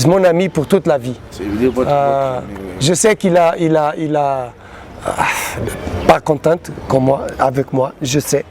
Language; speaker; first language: French; non-native, learner; Portuguese